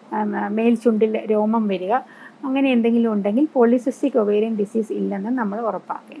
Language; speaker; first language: Malayalam; native; Malayalam